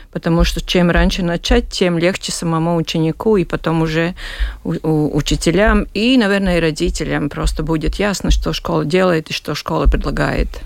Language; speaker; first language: Russian; non-native, local second language; Latvian